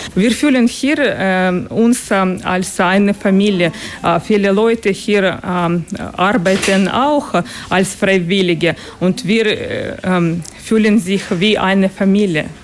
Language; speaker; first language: German; non-native, learner; Russian